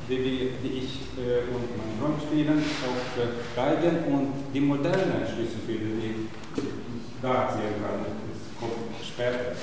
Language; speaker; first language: German; non-native, learner; Swedish